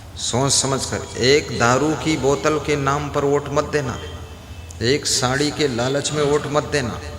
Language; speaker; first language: Hindi; native; Hindi